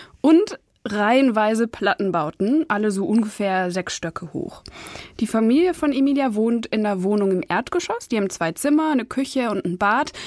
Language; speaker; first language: German; native; German